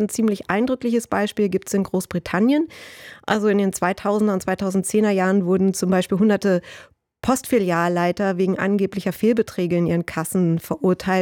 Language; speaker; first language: German; native; German